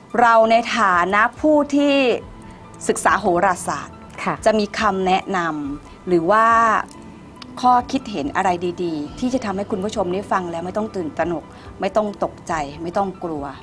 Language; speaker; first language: Thai; native; Thai